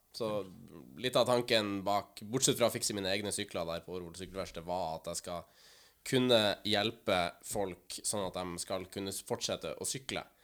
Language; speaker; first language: Norwegian; native; Norwegian